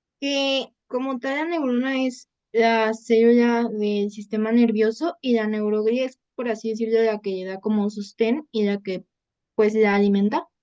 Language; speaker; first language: Spanish; native; Spanish